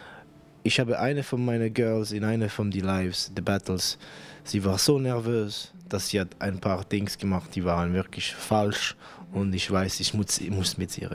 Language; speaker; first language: German; non-native, fluent; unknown